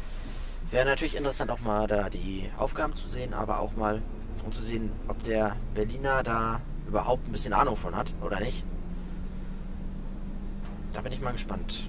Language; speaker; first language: German; native; German